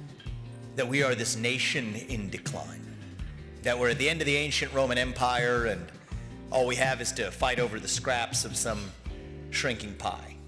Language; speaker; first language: English; native; English